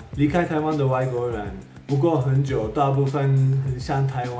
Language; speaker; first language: Chinese; non-native, fluent; Swedish